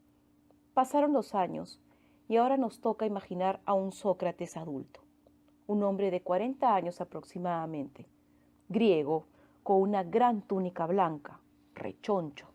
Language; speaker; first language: Spanish; native; Spanish